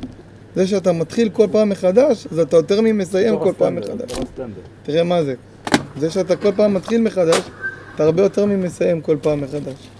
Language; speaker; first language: Hebrew; native; Hebrew